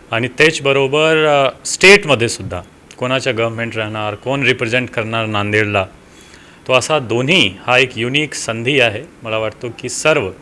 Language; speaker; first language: Marathi; non-native, local second language; Hindi